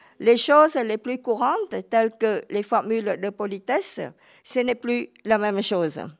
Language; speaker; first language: French; non-native, fluent; Khmer